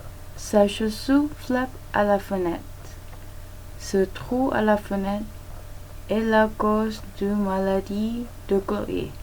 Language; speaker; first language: French; non-native, learner; Thai